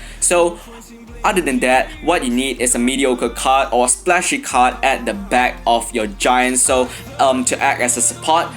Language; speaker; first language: English; non-native, fluent; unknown